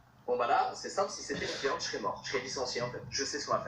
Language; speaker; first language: French; native; French